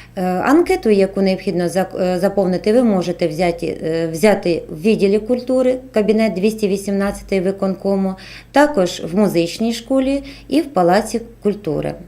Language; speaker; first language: Ukrainian; native; Ukrainian